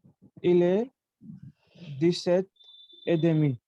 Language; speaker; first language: French; non-native, learner; Hindi